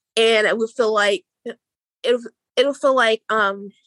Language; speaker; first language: English; native; English